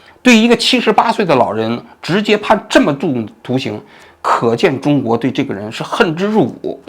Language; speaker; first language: Chinese; native; Chinese